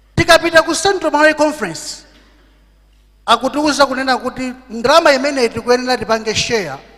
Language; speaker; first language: Nyanja; native; Nyanja